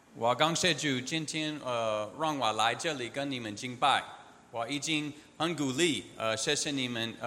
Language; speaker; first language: Chinese; non-native, learner; English